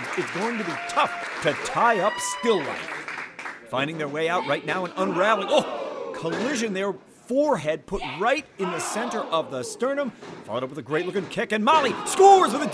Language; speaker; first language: English; native; English